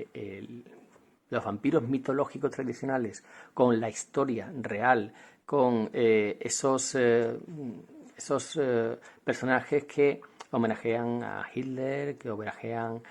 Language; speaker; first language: Spanish; native; Spanish